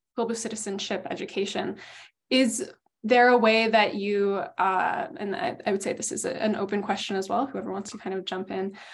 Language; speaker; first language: English; native; English